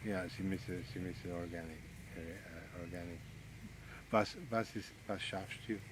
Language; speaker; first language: German; early bilingual, heritage; Pennsylvania German